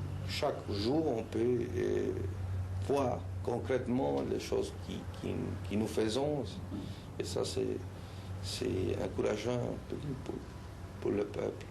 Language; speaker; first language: French; non-native, fluent; Spanish